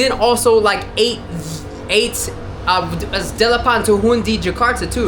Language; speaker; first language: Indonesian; non-native, learner; English